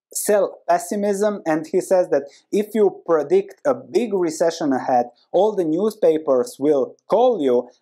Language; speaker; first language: English; non-native, fluent; Croatian